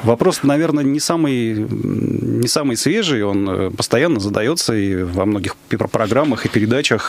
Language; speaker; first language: Russian; native; Russian